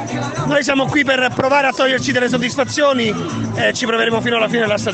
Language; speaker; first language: Italian; native; Italian